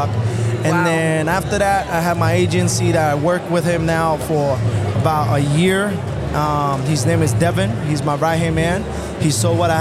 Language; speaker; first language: English; early bilingual, other home language; Spanish